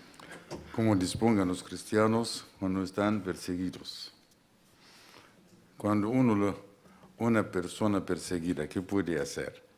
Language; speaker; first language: Spanish; non-native, fluent; Arabic